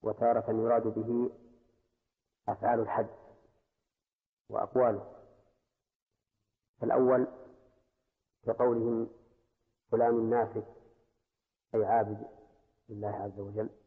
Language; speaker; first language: Arabic; native; Arabic